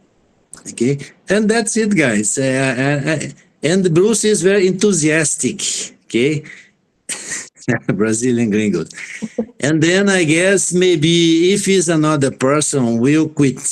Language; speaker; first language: English; non-native, fluent; Portuguese